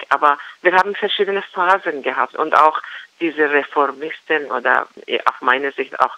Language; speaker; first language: German; non-native, learner; Persian